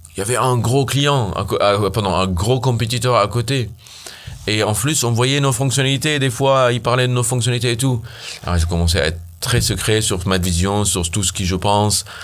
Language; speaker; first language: French; non-native, fluent; Arabic